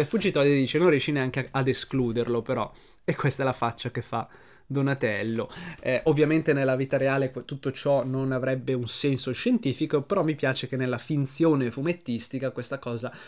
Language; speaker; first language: Italian; native; Italian